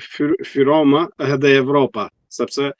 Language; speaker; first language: Albanian; non-native, fluent; Turkish